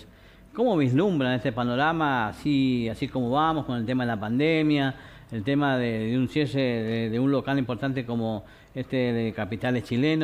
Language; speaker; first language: Spanish; native; Spanish